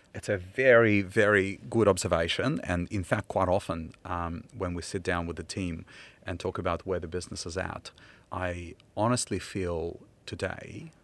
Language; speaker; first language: English; non-native, fluent; Ukrainian